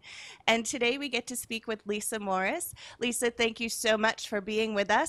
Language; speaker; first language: English; native; English